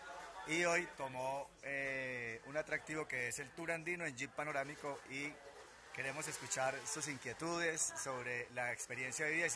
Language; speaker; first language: Spanish; native; Spanish